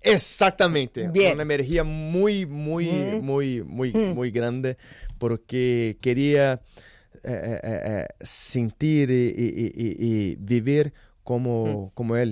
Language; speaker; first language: Spanish; non-native, learner; Portuguese